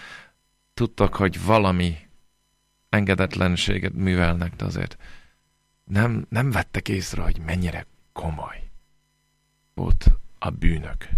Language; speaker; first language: Hungarian; non-native, fluent; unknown